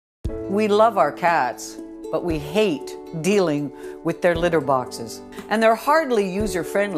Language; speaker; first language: English; native; English